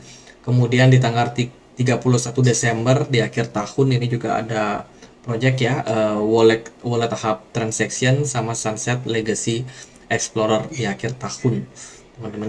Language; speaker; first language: Indonesian; native; Indonesian